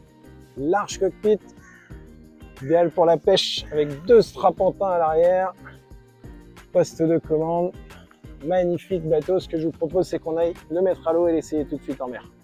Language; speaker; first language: French; native; French